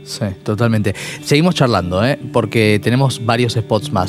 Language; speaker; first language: Spanish; native; Spanish